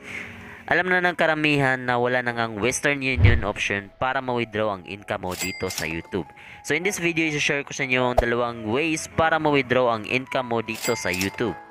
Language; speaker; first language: Filipino; native; Filipino